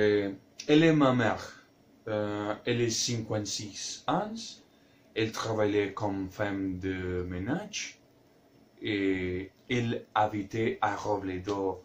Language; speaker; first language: French; non-native, learner; Spanish